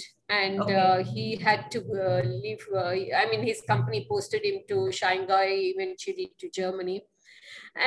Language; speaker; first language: English; non-native, local second language; Kannada